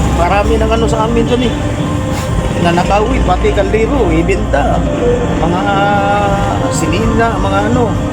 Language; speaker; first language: Filipino; non-native, local second language; Cebuano